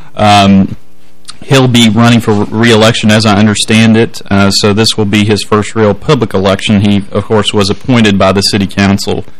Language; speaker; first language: English; native; English